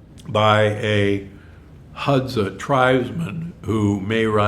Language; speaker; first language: English; native; English